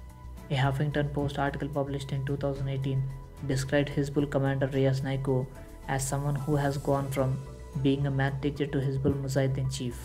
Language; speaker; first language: English; non-native, local second language; Telugu